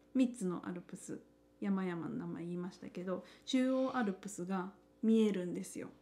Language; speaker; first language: Japanese; native; Japanese